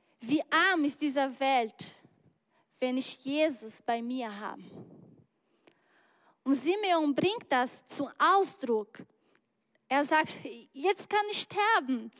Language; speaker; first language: German; non-native, learner; Portuguese